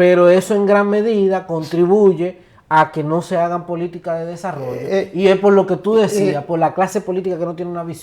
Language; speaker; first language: Spanish; native; Spanish